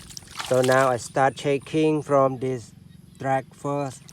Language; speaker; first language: English; non-native, learner; Indonesian